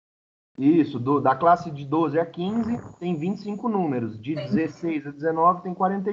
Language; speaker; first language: Portuguese; native; Portuguese